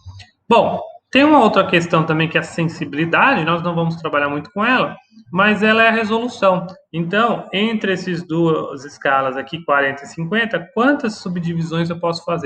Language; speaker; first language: Portuguese; native; Portuguese